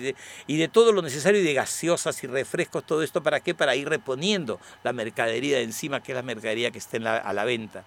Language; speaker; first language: Spanish; native; Spanish